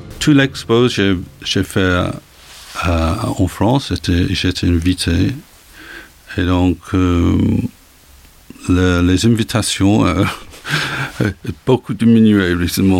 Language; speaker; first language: French; non-native, learner; English